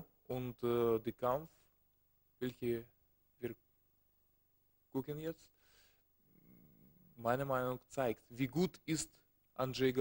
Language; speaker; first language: German; non-native, learner; Russian